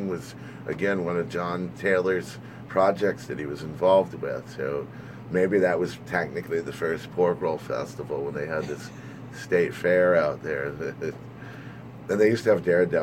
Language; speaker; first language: English; native; English